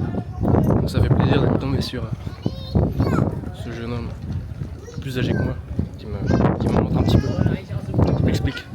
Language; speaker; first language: French; native; French